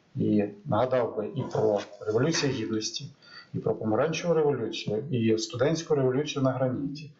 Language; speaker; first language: Ukrainian; native; Ukrainian